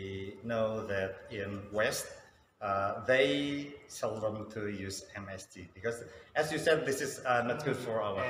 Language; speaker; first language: English; non-native, fluent; Sundanese